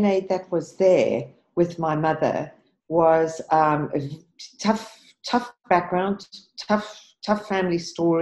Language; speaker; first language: English; native; English